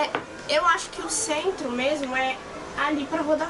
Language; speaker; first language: Portuguese; native; Portuguese